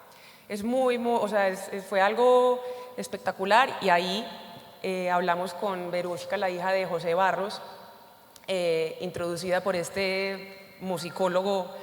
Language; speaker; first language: Spanish; native; Spanish